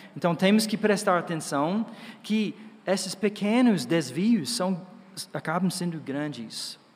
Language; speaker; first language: Portuguese; non-native, fluent; English